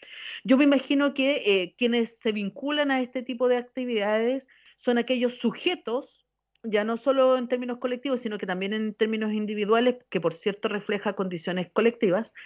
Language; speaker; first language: Spanish; native; Spanish